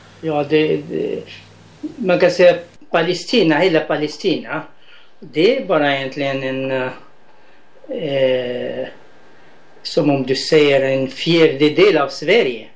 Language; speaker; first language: Swedish; non-native, fluent; Arabic